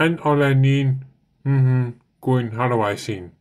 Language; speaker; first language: Finnish; non-native, learner; Dutch